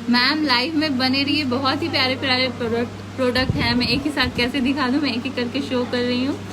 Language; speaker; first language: Hindi; non-native, local second language; Telugu